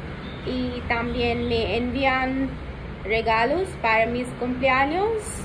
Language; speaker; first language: Spanish; non-native, learner; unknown